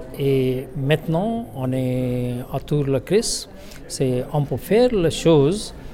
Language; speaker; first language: French; non-native, learner; Hindi